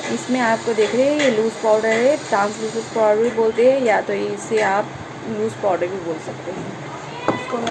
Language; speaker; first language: Hindi; non-native, local second language; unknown